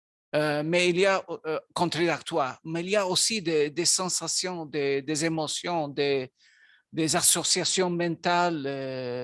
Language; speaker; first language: French; non-native, learner; Maltese